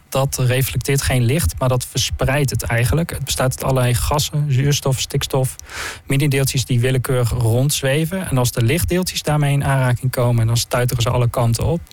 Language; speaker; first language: Dutch; native; Dutch